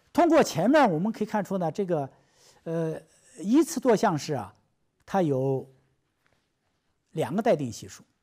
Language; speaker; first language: Chinese; native; Chinese